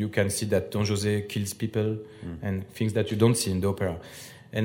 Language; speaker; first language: English; non-native, fluent; French